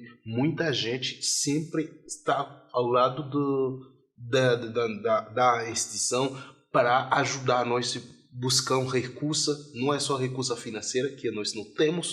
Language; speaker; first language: Portuguese; non-native, fluent; Haitian Creole